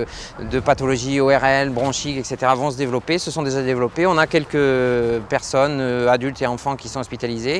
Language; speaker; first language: French; native; French